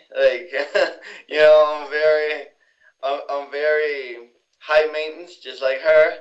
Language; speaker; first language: English; non-native, fluent; Spanish